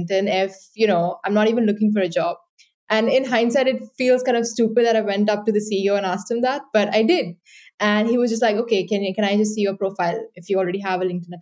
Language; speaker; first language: English; non-native, local second language; Hindi